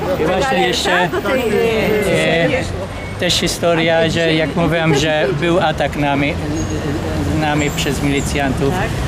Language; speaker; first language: Polish; non-native, learner; Hungarian